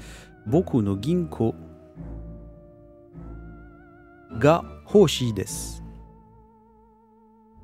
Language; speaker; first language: Japanese; non-native, learner; French